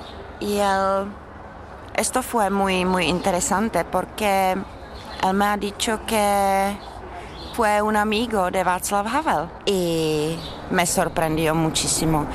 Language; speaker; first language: Spanish; non-native, fluent; Czech